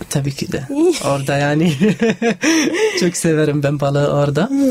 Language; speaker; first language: Turkish; non-native, learner; Arabic